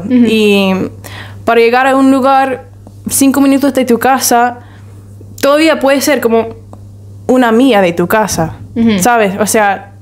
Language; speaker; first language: Spanish; non-native, fluent; English